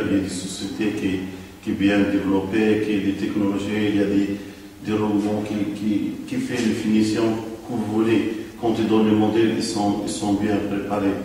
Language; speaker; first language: French; non-native, local second language; Arabic